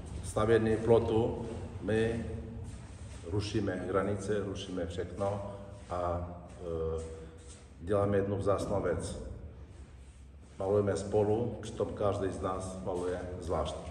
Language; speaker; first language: Czech; non-native, fluent; Romanian